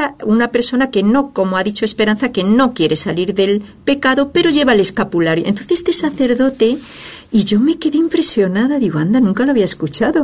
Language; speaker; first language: Spanish; native; Spanish